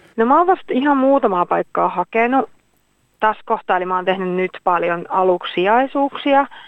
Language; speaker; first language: Finnish; native; Finnish